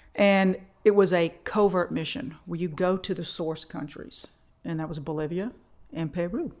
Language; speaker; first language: English; native; English